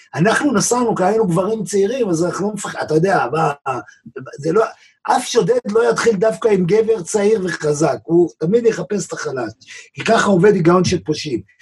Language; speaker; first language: Hebrew; native; Hebrew